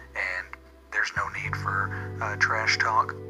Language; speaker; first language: English; native; English